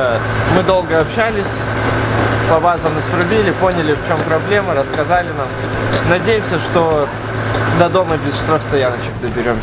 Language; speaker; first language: Russian; native; Russian